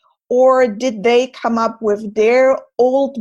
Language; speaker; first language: English; non-native, fluent; German